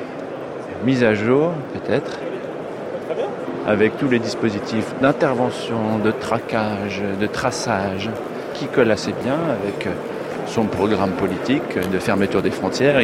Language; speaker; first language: French; native; French